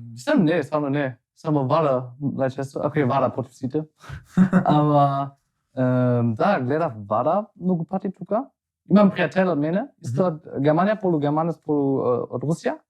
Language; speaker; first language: Macedonian; non-native, learner; Finnish